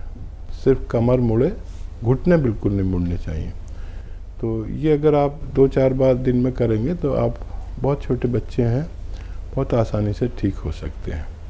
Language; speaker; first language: Hindi; native; Hindi